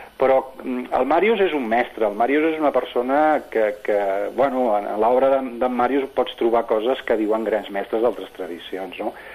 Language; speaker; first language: Catalan; non-native, local second language; Spanish